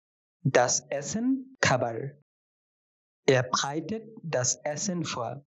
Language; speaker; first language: German; non-native, fluent; Bangla